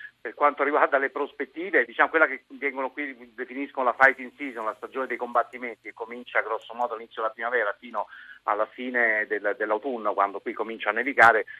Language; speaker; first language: Italian; native; Italian